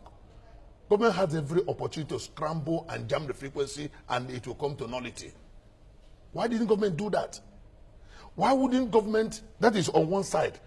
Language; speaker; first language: English; non-native, local second language; Igbo